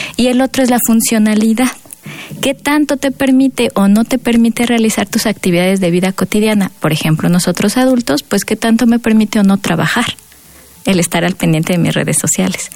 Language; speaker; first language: Spanish; native; Spanish